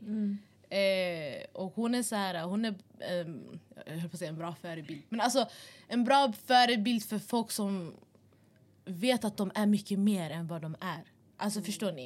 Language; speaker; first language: Swedish; early bilingual, other home language; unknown